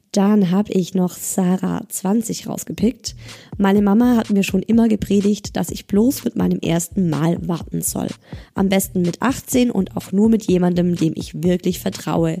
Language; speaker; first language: German; native; German